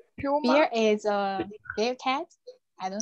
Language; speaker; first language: English; non-native, learner; Chinese